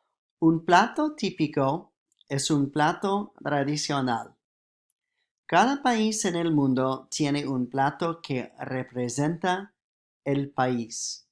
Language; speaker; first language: Spanish; non-native, fluent; English